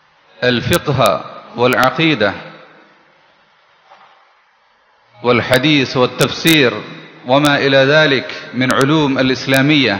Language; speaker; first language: Arabic; non-native, fluent; Malayalam